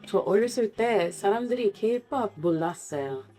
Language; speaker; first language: Korean; non-native, learner; English